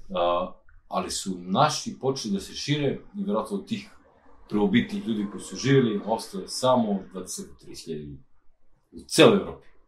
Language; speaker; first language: Serbian; non-native, local second language; Romanian